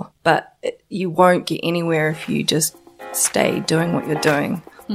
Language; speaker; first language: English; native; English